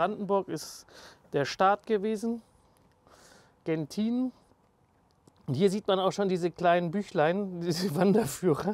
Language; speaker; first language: German; native; German